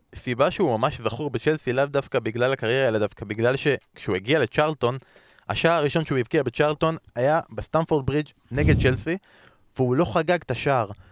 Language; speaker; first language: Hebrew; native; Hebrew